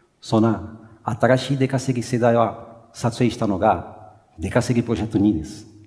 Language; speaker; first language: Japanese; non-native, fluent; Portuguese